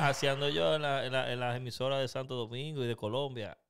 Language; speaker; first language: Spanish; early bilingual, heritage; Spanish